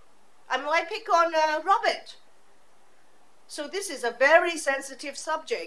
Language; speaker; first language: English; non-native, local second language; Cantonese